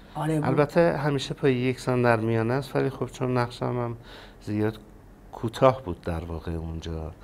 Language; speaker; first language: Persian; non-native, local second language; Azerbaijani